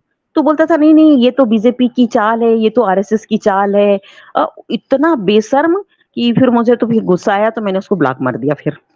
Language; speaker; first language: Hindi; native; Hindi